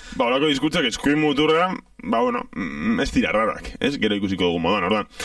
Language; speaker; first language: Basque; native; Basque